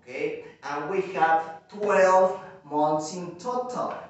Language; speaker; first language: English; non-native, fluent; Spanish